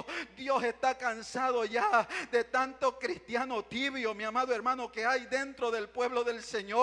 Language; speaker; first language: Spanish; native; Spanish